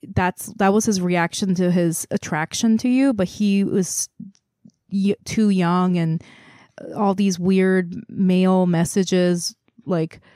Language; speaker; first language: English; non-native, fluent; Korean